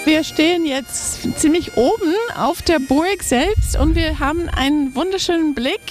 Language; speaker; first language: German; non-native, fluent; English